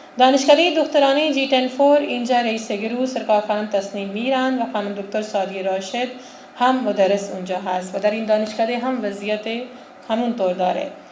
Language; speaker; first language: Persian; non-native, fluent; Urdu